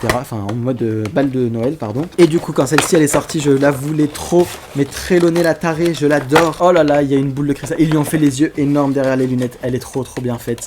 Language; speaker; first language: French; native; French